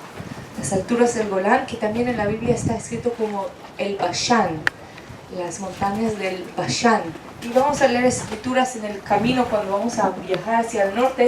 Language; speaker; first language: Spanish; non-native, fluent; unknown